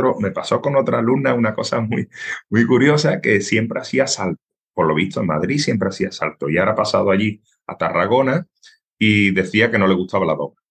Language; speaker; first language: Spanish; native; Spanish